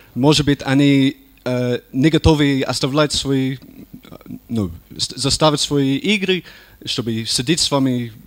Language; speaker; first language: Russian; non-native, learner; English